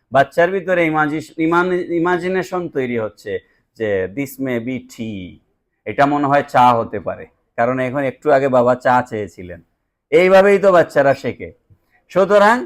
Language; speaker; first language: Bangla; native; Bangla